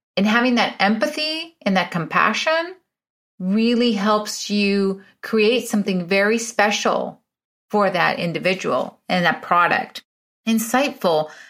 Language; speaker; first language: English; early bilingual, other home language; Spanish